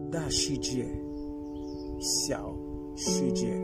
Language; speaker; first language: Chinese; non-native, fluent; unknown